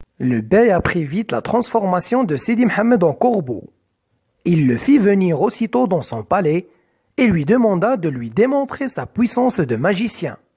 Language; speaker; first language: French; non-native, local second language; Arabic